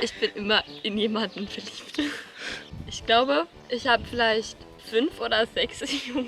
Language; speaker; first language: German; non-native, fluent; Swedish